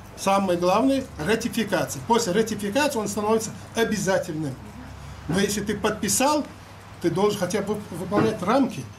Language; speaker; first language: Russian; non-native, local second language; Chechen